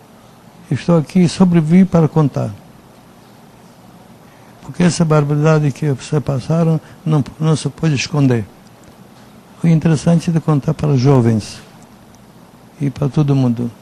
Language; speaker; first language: Portuguese; non-native, fluent; Polish